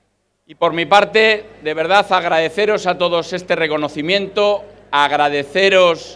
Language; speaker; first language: Spanish; native; Spanish